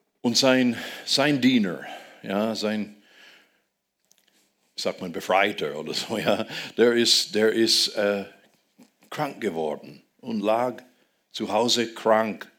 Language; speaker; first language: German; non-native, fluent; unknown